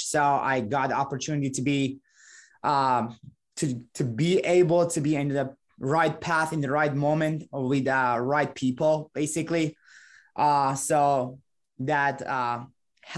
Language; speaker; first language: English; non-native, fluent; Persian